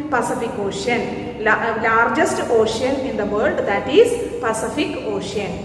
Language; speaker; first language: English; non-native, local second language; Malayalam